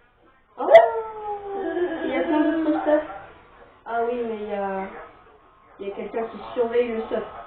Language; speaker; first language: French; native; French